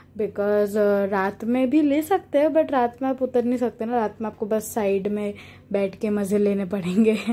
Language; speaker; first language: Hindi; non-native, local second language; Bangla